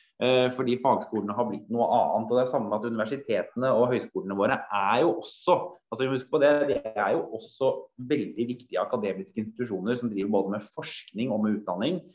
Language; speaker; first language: Norwegian; native; Norwegian